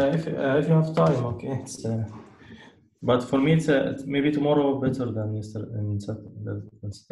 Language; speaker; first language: English; non-native, learner; Arabic